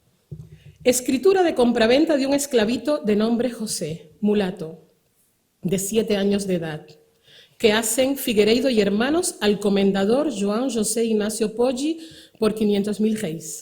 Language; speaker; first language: Spanish; native; Spanish